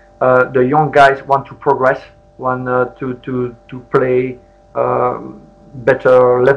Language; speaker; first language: English; non-native, learner; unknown